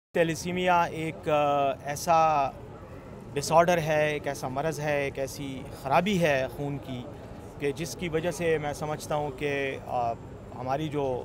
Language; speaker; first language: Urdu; non-native, local second language; Pashto